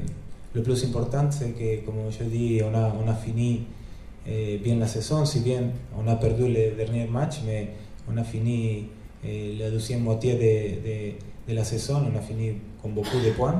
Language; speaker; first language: French; non-native, learner; Spanish